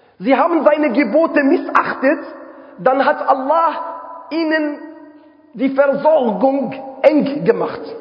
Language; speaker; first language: German; non-native, fluent; Arabic